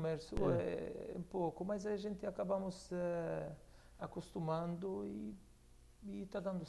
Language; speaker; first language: Portuguese; non-native, fluent; Arabic